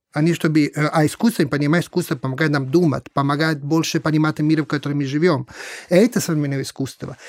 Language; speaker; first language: Russian; non-native, fluent; Italian